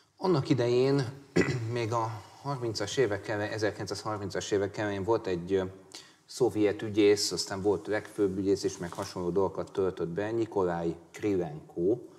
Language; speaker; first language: Hungarian; native; Hungarian